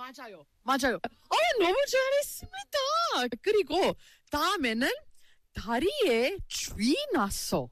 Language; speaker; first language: Korean; non-native, fluent; English